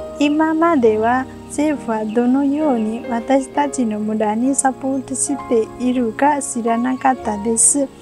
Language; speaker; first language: Japanese; non-native, learner; Nepali